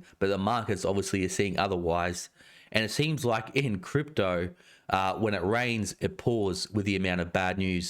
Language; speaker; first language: English; native; English